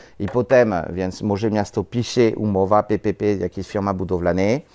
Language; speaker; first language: Polish; non-native, learner; French